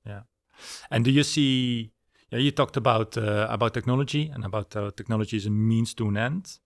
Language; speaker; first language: English; non-native, fluent; Dutch